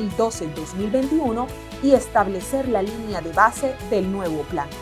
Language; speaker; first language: Spanish; native; Spanish